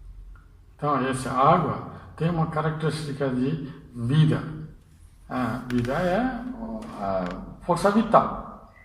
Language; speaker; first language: Portuguese; non-native, fluent; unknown